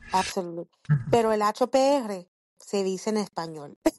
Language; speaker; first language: Spanish; early bilingual, heritage; Spanish